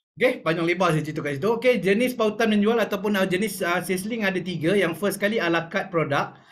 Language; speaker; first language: Malay; native; Malay